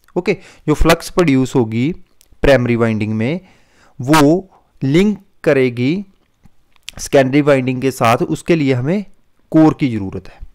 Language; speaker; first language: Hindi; non-native, local second language; Punjabi